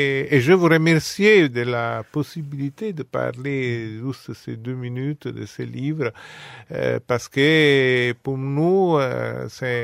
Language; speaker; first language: French; non-native, fluent; Italian